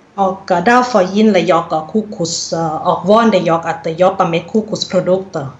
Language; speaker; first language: Swedish; non-native, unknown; Thai